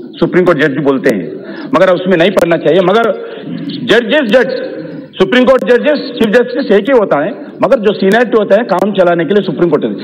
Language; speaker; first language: Hindi; non-native, local second language; Telugu